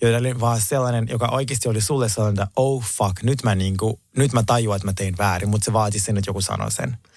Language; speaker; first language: Finnish; non-native, fluent; Russian